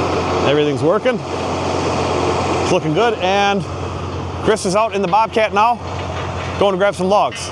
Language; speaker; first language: English; native; English